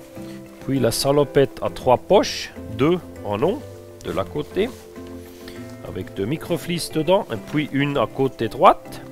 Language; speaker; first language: French; non-native, fluent; German